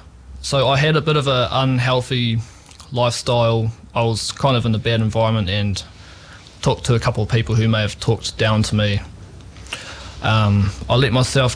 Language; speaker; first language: English; native; English